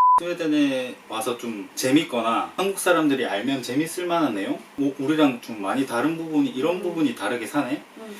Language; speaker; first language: Korean; native; Korean